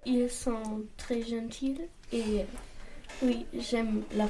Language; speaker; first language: French; non-native, learner; German